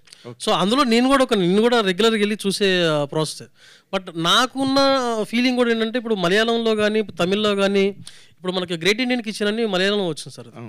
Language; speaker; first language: Telugu; native; Telugu